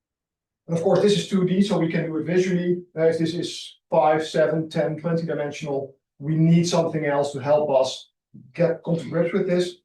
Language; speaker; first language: English; non-native, fluent; Dutch